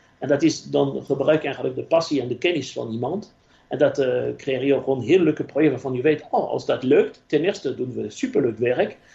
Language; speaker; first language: Dutch; non-native, fluent; French